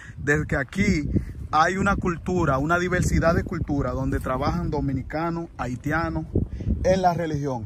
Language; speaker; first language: Spanish; native; Spanish